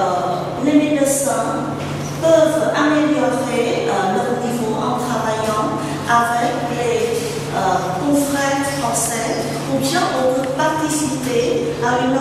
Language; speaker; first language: French; non-native, fluent; Vietnamese